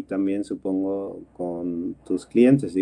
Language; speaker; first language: Spanish; non-native, fluent; Dutch